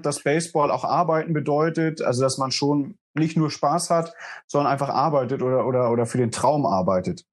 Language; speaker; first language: German; native; German